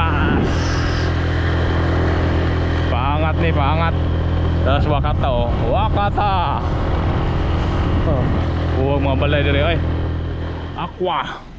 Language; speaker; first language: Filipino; non-native, local second language; Cebuano